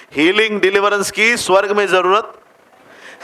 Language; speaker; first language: Hindi; non-native, local second language; Marathi